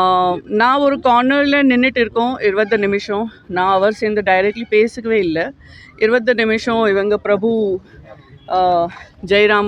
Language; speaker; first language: Tamil; non-native, local second language; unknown